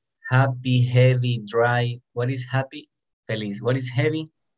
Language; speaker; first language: English; non-native, fluent; Spanish